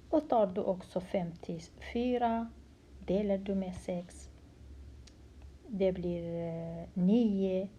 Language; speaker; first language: Swedish; non-native, fluent; Central Kurdish